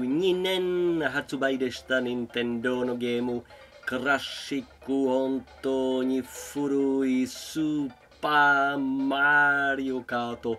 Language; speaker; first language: Japanese; non-native, learner; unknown